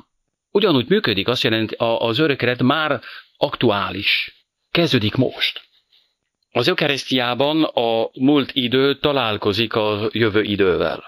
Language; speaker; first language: Hungarian; non-native, fluent; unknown